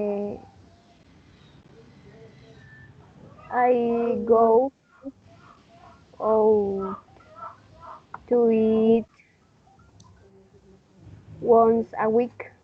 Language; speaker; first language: English; non-native, learner; Spanish